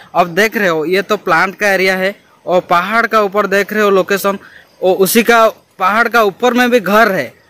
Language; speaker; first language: Hindi; non-native, local second language; Odia